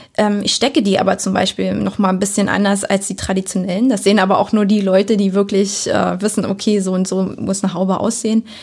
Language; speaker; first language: German; native; German